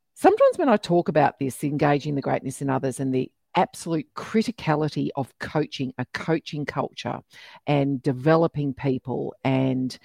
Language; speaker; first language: English; native; English